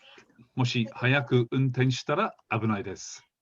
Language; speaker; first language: Japanese; non-native, fluent; English